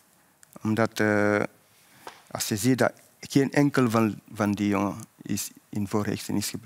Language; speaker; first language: Dutch; non-native, fluent; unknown